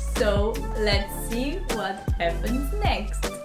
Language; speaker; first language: English; non-native, learner; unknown